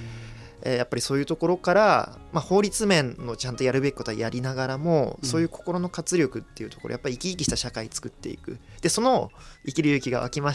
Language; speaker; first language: Japanese; native; Japanese